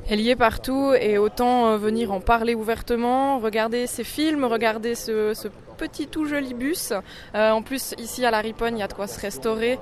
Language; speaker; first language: French; native; French